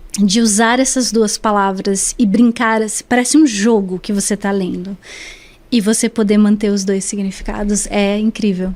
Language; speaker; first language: Portuguese; early bilingual, other home language; English